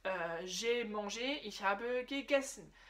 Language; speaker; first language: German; non-native, fluent; French